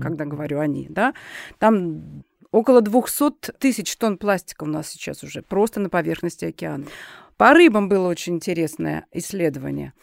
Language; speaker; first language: Russian; native; Russian